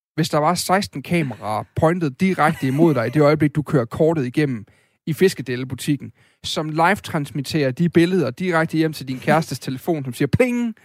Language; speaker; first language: Danish; native; Danish